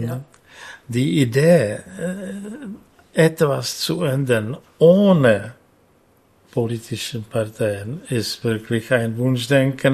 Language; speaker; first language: German; non-native, fluent; Czech